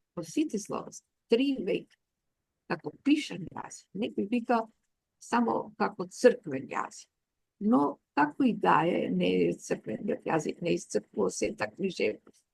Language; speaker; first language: Macedonian; native; Macedonian